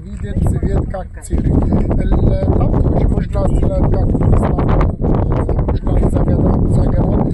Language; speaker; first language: Russian; non-native, local second language; Arabic